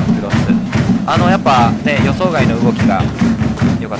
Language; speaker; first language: Japanese; native; Japanese